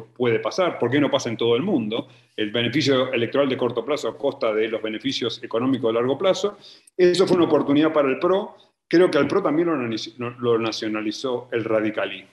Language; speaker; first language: Spanish; native; Spanish